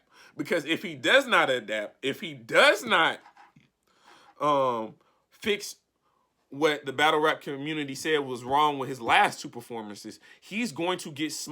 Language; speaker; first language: English; native; English